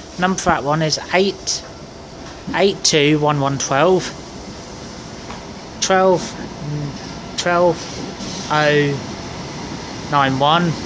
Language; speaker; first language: English; native; English